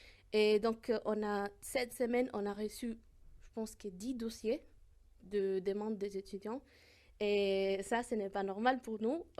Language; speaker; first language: French; non-native, fluent; Spanish